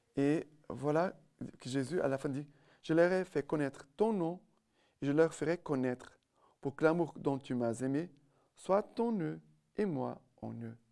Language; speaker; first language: French; non-native, fluent; Portuguese